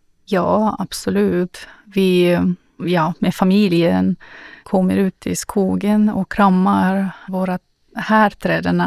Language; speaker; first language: Swedish; non-native, learner; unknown